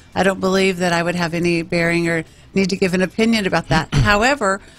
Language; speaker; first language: English; native; English